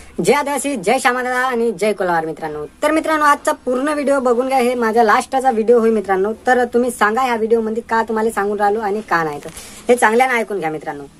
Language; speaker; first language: Marathi; non-native, local second language; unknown